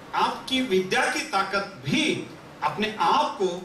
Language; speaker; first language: Hindi; non-native, local second language; Kannada